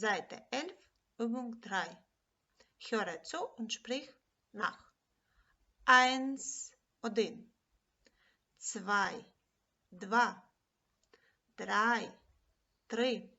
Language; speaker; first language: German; non-native, fluent; Ukrainian